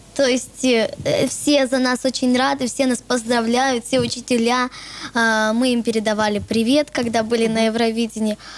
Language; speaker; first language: Russian; native; Russian